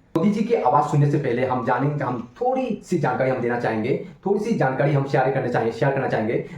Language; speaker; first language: Hindi; non-native, local second language; Bangla